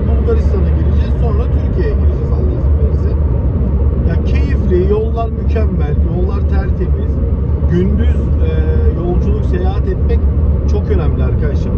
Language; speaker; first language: Turkish; early bilingual, heritage; Turkish